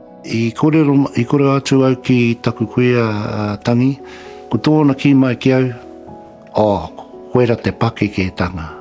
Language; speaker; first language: Māori; non-native, local second language; English